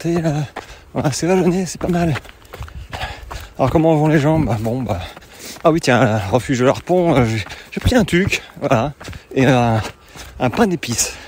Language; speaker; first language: French; native; French